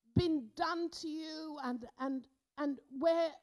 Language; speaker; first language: English; native; English